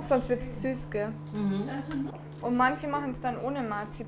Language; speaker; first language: German; native; German